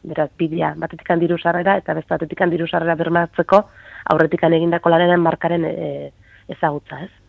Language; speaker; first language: Basque; native; Basque